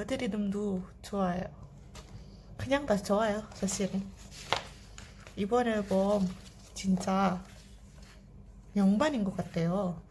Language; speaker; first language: Korean; non-native, fluent; Indonesian